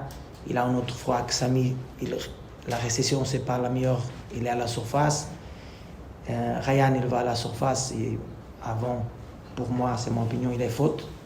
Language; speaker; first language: French; non-native, learner; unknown